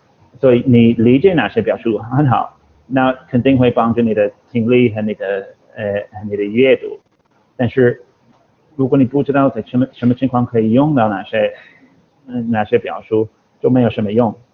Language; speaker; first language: Chinese; non-native, fluent; English